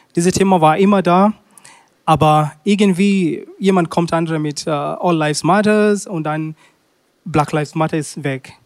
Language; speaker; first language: German; non-native, learner; Swahili